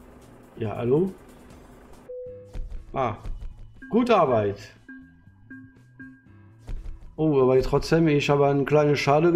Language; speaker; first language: German; non-native, learner; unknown